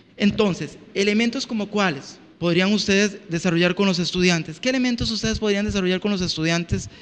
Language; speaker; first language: Spanish; native; Spanish